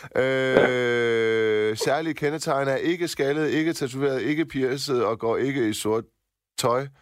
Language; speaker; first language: Danish; native; Danish